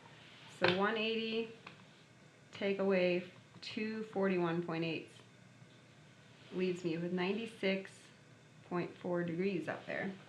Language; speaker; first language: English; native; English